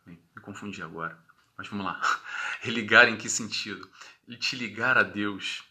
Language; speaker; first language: Portuguese; native; Portuguese